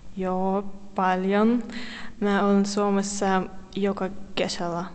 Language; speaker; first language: Finnish; non-native, learner; Russian